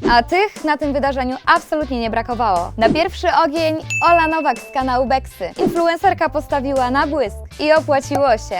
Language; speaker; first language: Polish; native; Polish